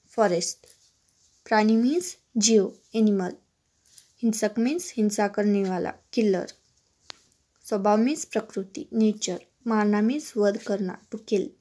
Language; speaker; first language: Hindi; non-native, local second language; Kannada